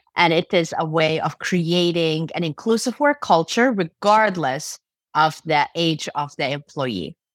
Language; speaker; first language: English; non-native, fluent; Arabic